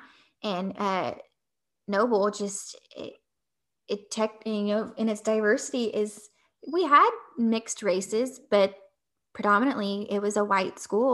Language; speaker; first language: English; native; English